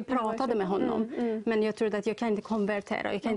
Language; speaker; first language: Swedish; non-native, learner; Persian